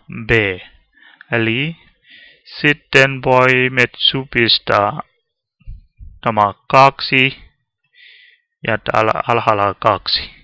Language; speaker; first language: Finnish; non-native, learner; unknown